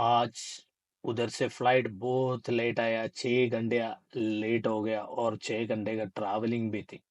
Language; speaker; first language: Hindi; non-native, local second language; Malayalam